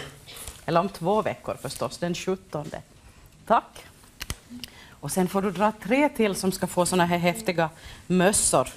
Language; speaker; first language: Swedish; native; Swedish